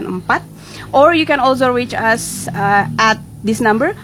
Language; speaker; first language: English; non-native, fluent; Indonesian